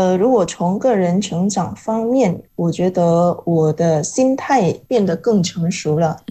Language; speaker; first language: Chinese; non-native, fluent; Indonesian